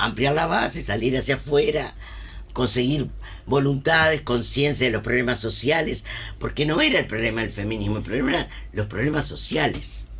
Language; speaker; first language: Spanish; native; Spanish